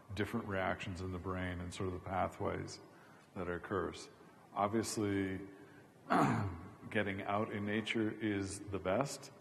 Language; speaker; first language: English; native; English